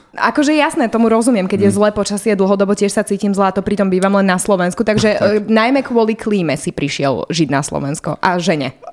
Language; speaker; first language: Slovak; native; Slovak